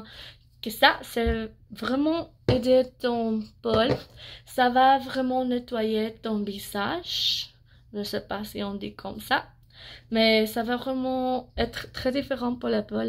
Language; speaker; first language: French; non-native, learner; English